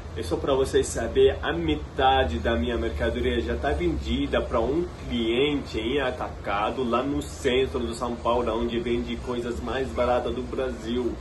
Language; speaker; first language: Portuguese; non-native, fluent; Arabic